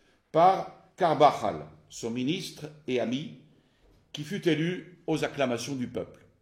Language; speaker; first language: French; native; French